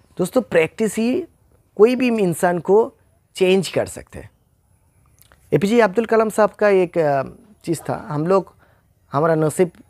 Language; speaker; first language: Hindi; non-native, local second language; Bangla